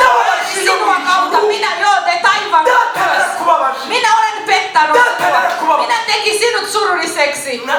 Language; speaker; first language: Finnish; non-native, learner; Kinyarwanda